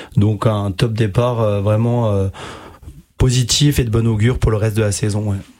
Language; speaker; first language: French; native; French